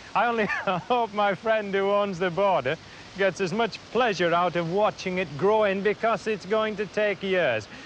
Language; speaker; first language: English; native; English